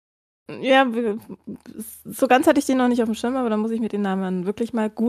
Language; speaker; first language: German; native; German